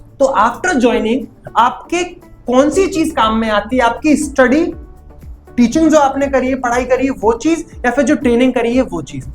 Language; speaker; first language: Hindi; native; Hindi